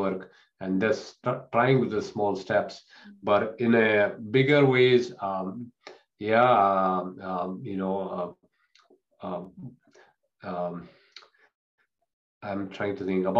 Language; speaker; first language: English; non-native, local second language; Punjabi